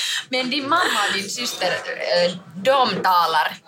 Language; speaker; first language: Swedish; non-native, learner; Finnish